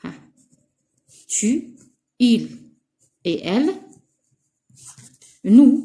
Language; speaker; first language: French; non-native, local second language; Arabic